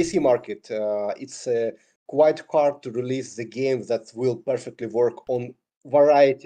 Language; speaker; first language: English; non-native, learner; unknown